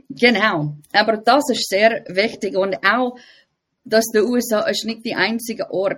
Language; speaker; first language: German; non-native, fluent; English